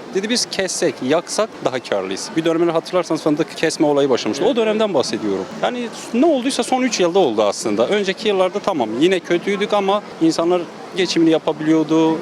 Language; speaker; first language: Turkish; native; Turkish